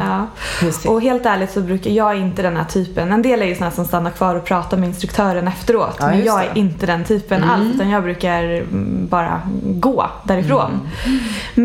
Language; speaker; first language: Swedish; native; Swedish